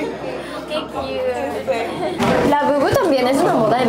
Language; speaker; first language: Spanish; non-native, fluent; Korean